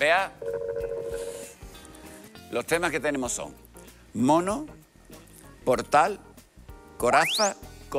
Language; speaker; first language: Spanish; native; Spanish